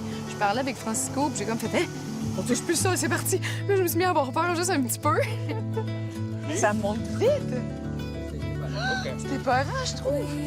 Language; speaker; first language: French; native; French